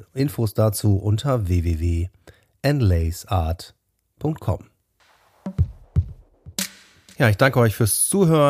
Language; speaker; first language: German; native; German